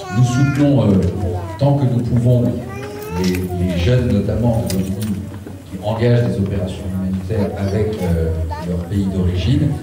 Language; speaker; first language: French; early bilingual, other home language; Swiss German